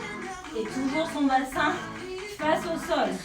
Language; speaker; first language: French; native; French